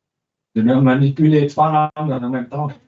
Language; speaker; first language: French; non-native, fluent; Vietnamese